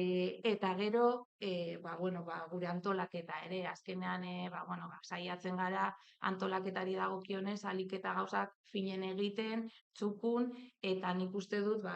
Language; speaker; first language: Basque; native; Basque